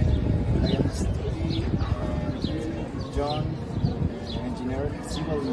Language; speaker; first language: English; non-native, learner; Spanish